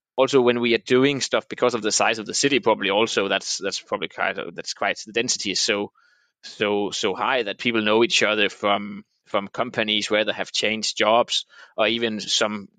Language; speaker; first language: English; non-native, fluent; Danish